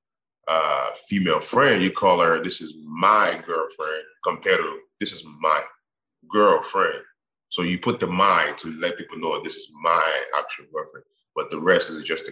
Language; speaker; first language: English; non-native, local second language; Igbo